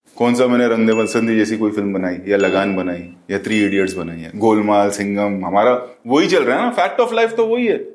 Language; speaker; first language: Hindi; native; Hindi